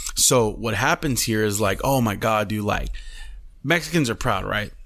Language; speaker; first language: English; early bilingual, other home language; Spanish